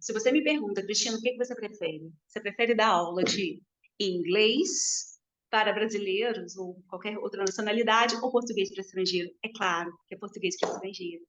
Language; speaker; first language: Portuguese; native; Portuguese